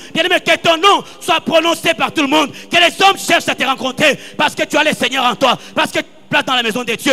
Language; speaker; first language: French; non-native, local second language; Lingala